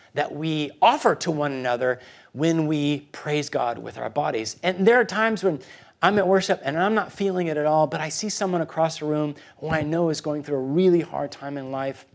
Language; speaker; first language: English; early bilingual, other home language; Spanish